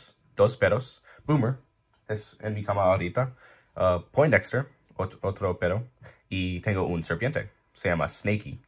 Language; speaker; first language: Spanish; non-native, learner; English